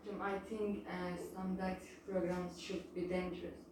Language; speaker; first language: English; non-native, learner; Turkish